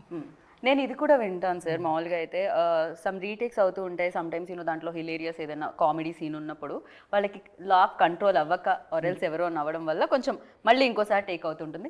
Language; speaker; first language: Telugu; native; Telugu